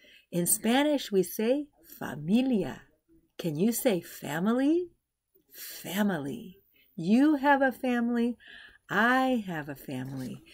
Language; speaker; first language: English; native; English